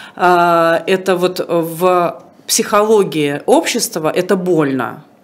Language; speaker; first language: Russian; native; Russian